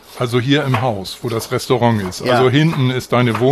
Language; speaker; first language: German; native; German